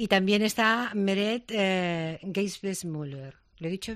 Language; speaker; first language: Spanish; native; Spanish